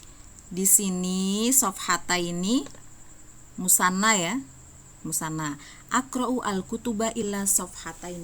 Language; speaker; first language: Arabic; non-native, fluent; Indonesian